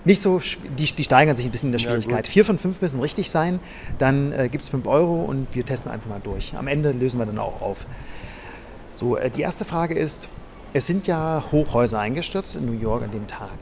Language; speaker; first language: German; native; German